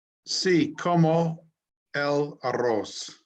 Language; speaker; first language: Spanish; non-native, learner; English